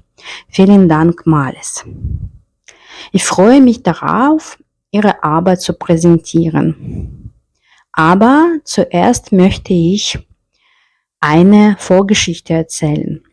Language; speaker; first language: German; non-native, fluent; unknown